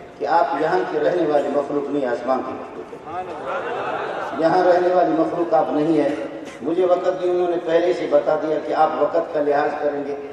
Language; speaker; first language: Urdu; non-native, local second language; Brahui